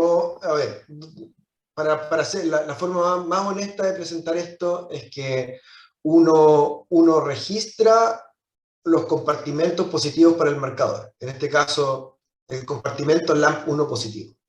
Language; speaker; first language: Spanish; native; Spanish